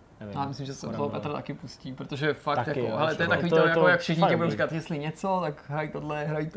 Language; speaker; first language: Czech; native; Czech